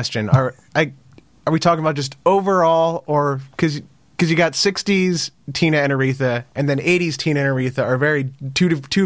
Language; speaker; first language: English; native; English